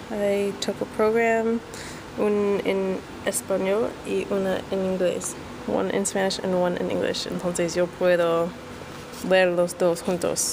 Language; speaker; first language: Spanish; non-native, learner; English